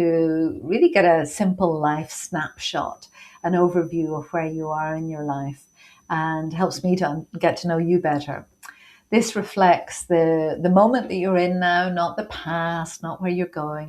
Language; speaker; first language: English; native; English